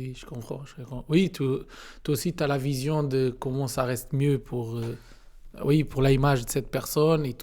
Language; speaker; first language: French; non-native, learner; Portuguese